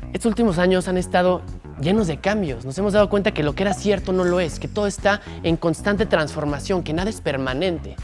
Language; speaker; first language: Spanish; native; Spanish